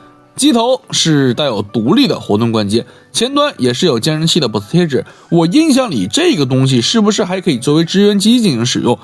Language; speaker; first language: Chinese; native; Chinese